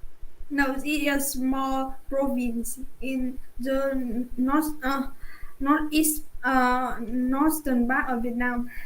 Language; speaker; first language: English; non-native, learner; Vietnamese